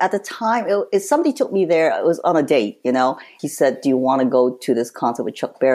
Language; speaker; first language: English; native; English